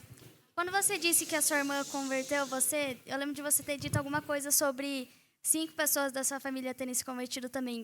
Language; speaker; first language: Portuguese; native; Portuguese